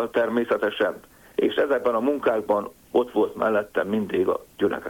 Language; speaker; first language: Hungarian; native; Hungarian